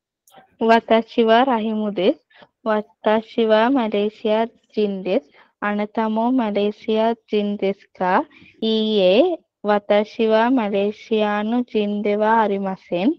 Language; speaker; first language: Japanese; non-native, learner; Sinhala